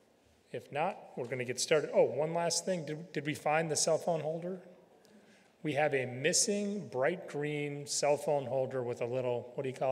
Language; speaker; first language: English; native; English